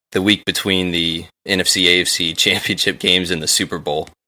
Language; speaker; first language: English; native; English